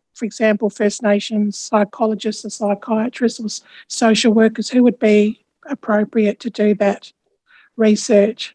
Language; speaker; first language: English; native; English